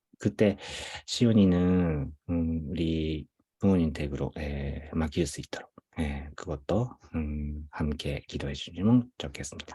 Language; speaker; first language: Korean; non-native, fluent; Japanese